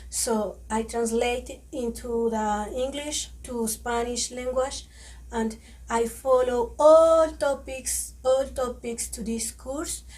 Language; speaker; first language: English; non-native, learner; Spanish